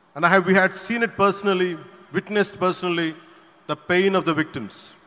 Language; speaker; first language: English; non-native, local second language; Telugu